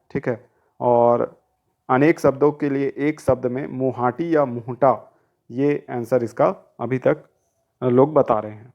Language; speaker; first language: Hindi; native; Hindi